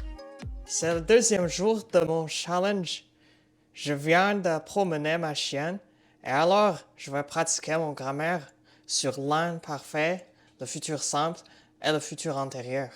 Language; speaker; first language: French; non-native, learner; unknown